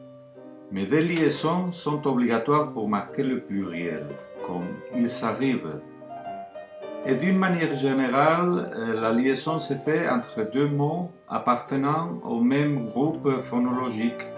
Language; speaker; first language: French; non-native, learner; Spanish